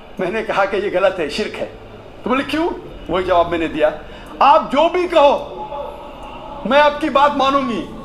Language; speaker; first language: Hindi; non-native, local second language; Konkani